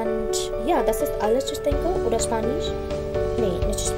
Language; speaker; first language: German; non-native, fluent; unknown